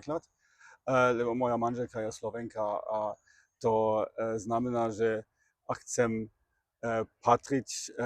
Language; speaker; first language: Slovak; non-native, learner; German